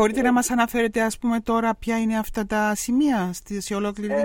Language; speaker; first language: Greek; native; Greek